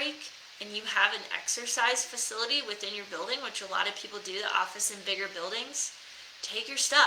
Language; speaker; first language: English; native; English